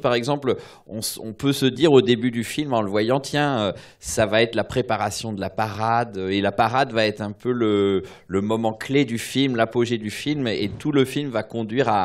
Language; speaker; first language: French; native; French